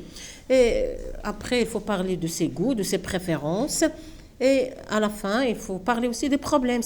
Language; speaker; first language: French; non-native, local second language; Arabic